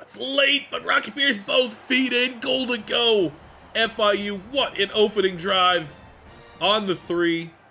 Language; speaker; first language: English; native; English